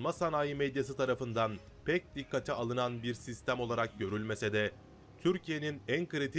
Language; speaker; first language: Turkish; native; Turkish